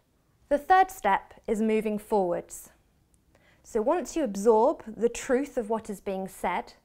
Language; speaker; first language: English; native; English